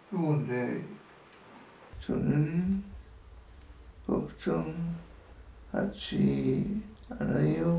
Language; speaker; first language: Korean; non-native, learner; French